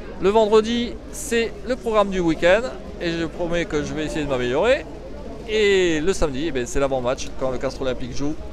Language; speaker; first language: French; native; French